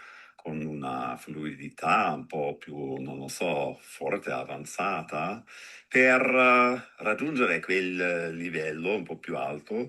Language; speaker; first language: Italian; non-native, fluent; English